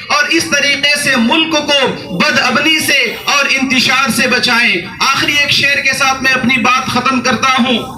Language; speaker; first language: Urdu; native; Urdu